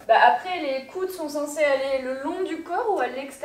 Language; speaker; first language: French; native; French